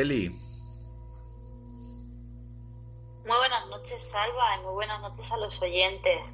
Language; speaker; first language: Spanish; native; Spanish